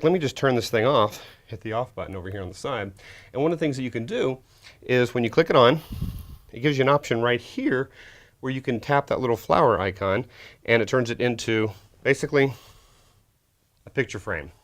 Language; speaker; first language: English; native; English